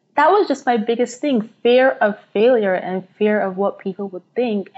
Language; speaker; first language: English; non-native, local second language; Yoruba